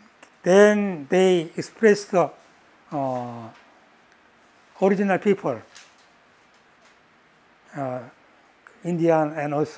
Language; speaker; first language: English; non-native, learner; Korean